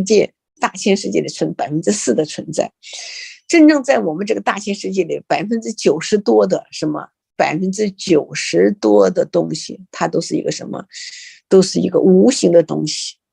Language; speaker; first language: Chinese; native; Chinese